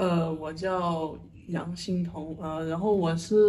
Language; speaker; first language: Russian; non-native, learner; Chinese